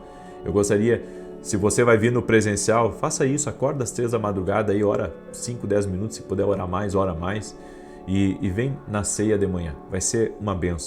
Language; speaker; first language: Portuguese; native; Portuguese